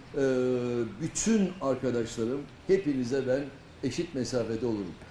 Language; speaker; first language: Turkish; native; Turkish